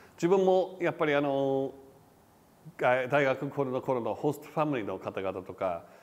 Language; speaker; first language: Japanese; non-native, fluent; English